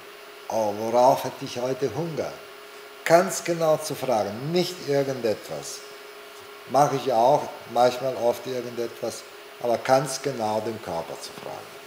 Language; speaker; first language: German; non-native, fluent; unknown